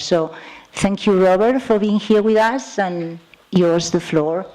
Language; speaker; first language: English; non-native, fluent; Catalan